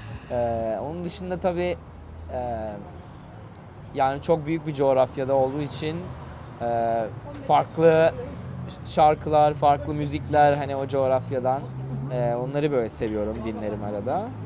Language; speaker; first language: Turkish; native; Turkish